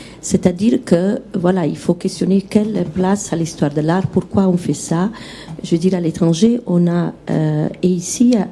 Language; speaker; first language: French; non-native, fluent; Italian